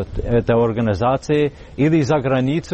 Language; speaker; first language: Russian; non-native, fluent; English